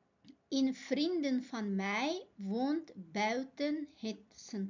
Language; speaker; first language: Dutch; non-native, fluent; Uyghur